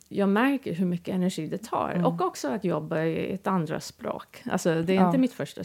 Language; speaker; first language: Swedish; non-native, fluent; English